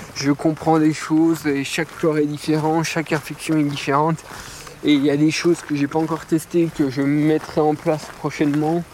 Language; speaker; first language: French; native; French